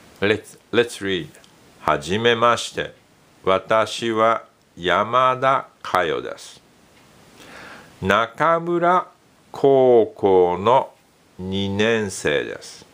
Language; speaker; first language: Japanese; non-native, fluent; English